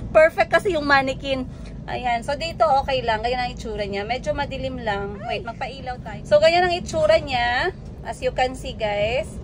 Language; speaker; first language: Filipino; non-native, local second language; Cebuano